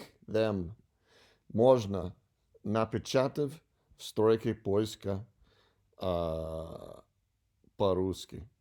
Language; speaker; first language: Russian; non-native, learner; English